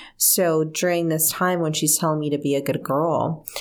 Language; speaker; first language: English; early bilingual, other home language; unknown